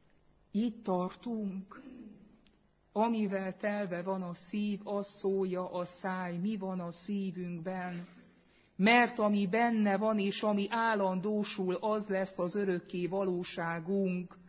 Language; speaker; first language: Hungarian; native; Hungarian